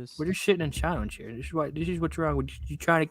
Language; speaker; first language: English; native; English